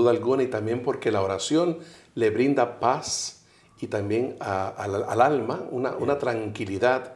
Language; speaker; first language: Spanish; native; Spanish